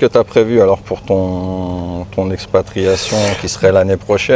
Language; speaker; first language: French; native; French